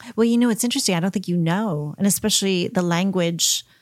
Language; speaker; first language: English; early bilingual, heritage; English